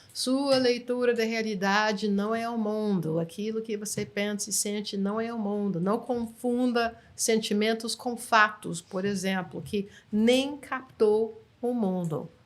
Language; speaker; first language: Portuguese; non-native, fluent; English